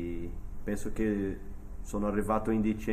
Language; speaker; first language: Italian; non-native, fluent; Portuguese